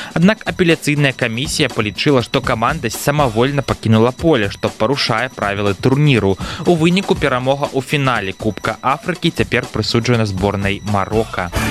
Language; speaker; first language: Belarusian; native; Belarusian